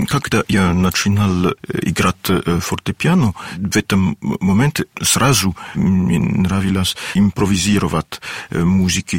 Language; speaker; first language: Russian; non-native, learner; French